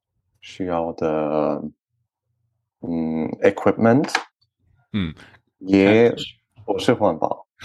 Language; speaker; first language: Chinese; non-native, learner; French